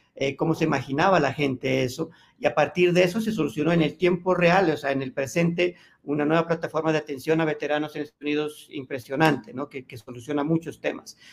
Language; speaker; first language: Spanish; native; Spanish